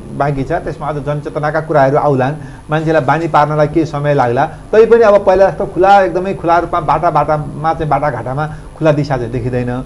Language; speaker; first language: Nepali; native; Nepali